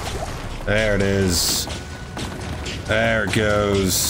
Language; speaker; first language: English; native; English